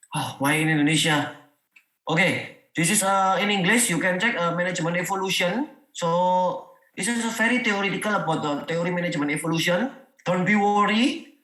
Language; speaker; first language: English; non-native, learner; Indonesian